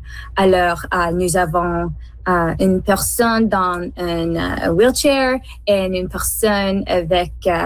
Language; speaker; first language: French; non-native, learner; English